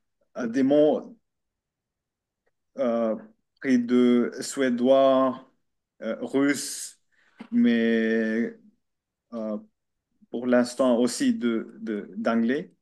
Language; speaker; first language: French; non-native, learner; Finnish